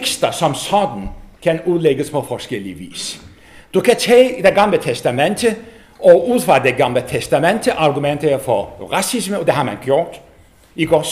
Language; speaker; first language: Danish; non-native, fluent; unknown